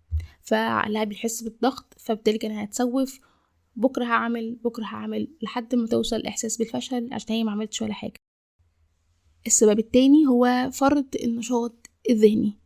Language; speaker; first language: Arabic; native; Arabic